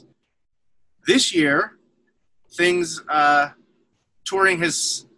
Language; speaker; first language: English; native; English